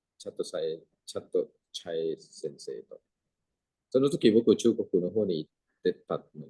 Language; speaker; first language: Japanese; non-native, fluent; Thai